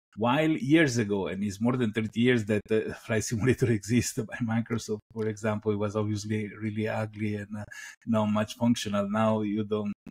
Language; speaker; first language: English; non-native, fluent; Italian